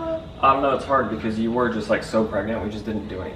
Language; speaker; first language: English; native; English